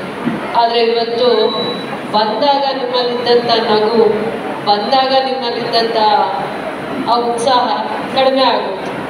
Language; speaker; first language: Kannada; native; Kannada